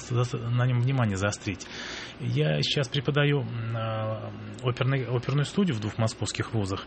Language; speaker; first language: Russian; native; Russian